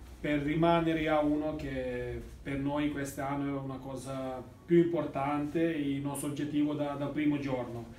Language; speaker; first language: Italian; non-native, learner; Serbian